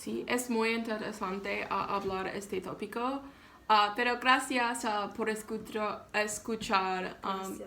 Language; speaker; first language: Spanish; non-native, learner; English